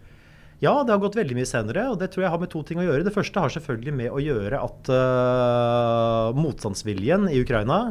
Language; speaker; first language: Norwegian; native; Norwegian